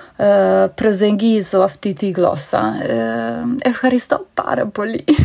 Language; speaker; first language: Greek; non-native, fluent; Italian